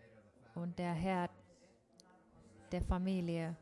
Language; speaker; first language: German; non-native, fluent; Finnish